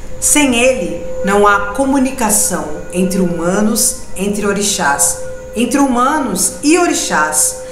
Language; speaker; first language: Portuguese; native; Portuguese